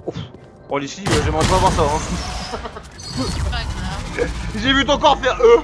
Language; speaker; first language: French; native; French